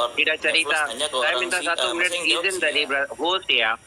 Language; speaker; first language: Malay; non-native, learner; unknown